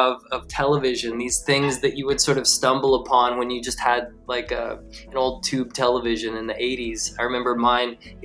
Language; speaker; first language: English; native; English